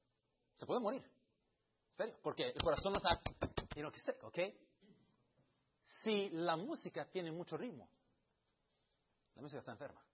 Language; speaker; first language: Spanish; early bilingual, heritage; Spanish